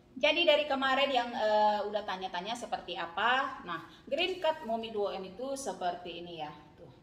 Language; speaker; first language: Indonesian; native; Indonesian